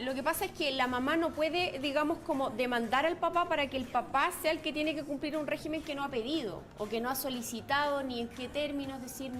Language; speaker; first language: Spanish; native; Spanish